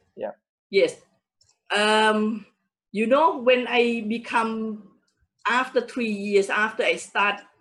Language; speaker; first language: English; non-native, fluent; Thai